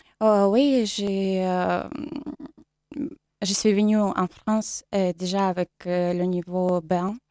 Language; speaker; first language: French; non-native, learner; Russian